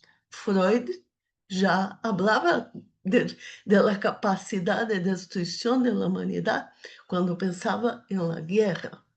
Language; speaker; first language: Spanish; non-native, fluent; Portuguese